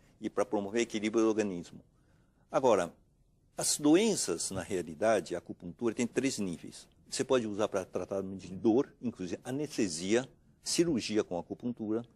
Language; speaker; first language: Portuguese; non-native, fluent; Chinese